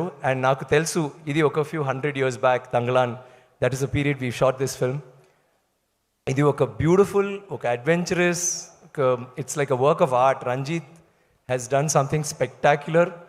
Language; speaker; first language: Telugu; non-native, learner; Tamil